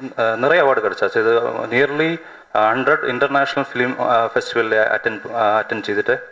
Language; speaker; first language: Tamil; non-native, learner; Malayalam